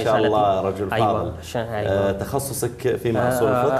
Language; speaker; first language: Arabic; native; Arabic